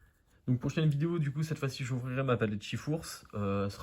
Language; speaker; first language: French; native; French